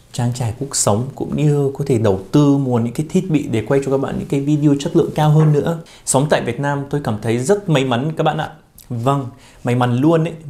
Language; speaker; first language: Vietnamese; non-native, fluent; Arabic